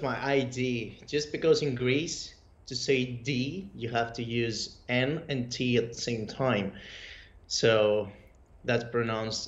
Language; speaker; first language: English; non-native, fluent; Greek